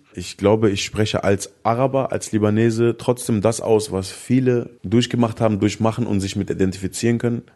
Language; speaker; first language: German; early bilingual, other home language; Arabic